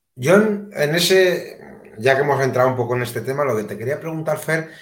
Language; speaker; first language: Spanish; native; Spanish